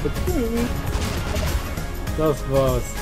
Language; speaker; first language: German; native; German